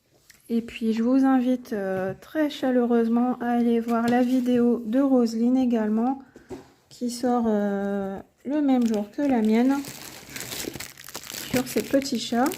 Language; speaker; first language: French; native; French